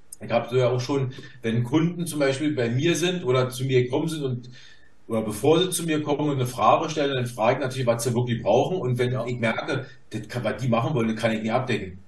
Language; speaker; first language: German; native; German